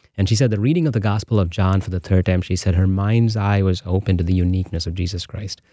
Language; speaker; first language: English; non-native, local second language; Tamil